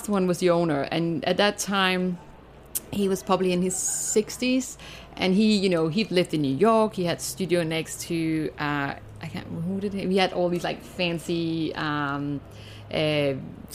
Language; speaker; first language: English; non-native, fluent; Danish